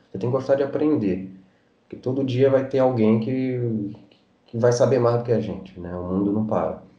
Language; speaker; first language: Portuguese; native; Portuguese